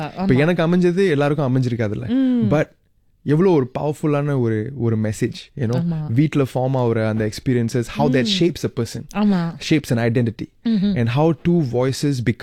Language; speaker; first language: Tamil; native; Tamil